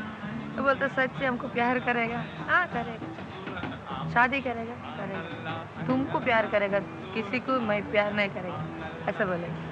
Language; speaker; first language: Hindi; non-native, local second language; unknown